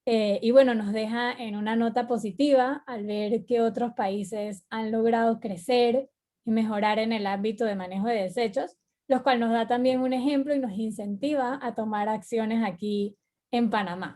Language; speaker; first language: Spanish; native; Spanish